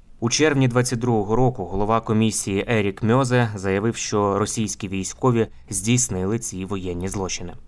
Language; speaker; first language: Ukrainian; native; Ukrainian